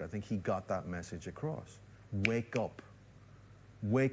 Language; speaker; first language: English; native; English